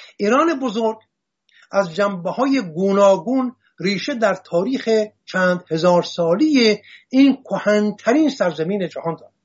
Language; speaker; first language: Persian; non-native, local second language; Assyrian Neo-Aramaic